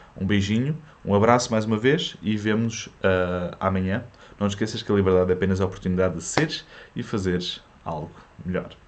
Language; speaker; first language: Portuguese; early bilingual, other home language; French